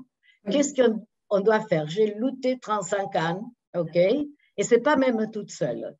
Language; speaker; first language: French; non-native, fluent; Spanish